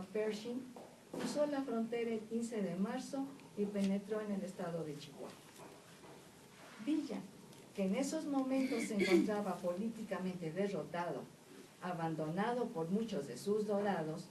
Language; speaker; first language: Spanish; native; Spanish